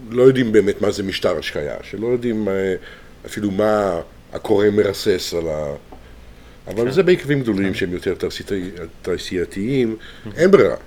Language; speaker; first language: Hebrew; native; Hebrew